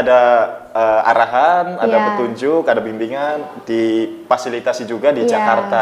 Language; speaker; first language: Indonesian; native; Indonesian